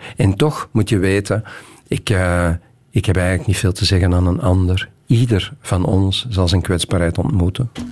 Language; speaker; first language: Dutch; native; Dutch